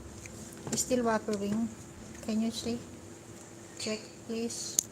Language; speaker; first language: English; non-native, local second language; Filipino